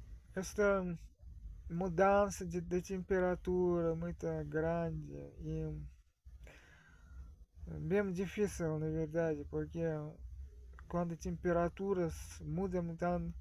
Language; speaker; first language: Portuguese; non-native, fluent; Russian